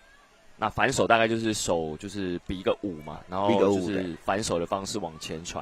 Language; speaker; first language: Chinese; native; Chinese